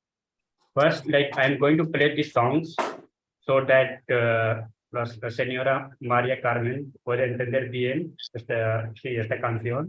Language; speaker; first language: Spanish; non-native, fluent; Hindi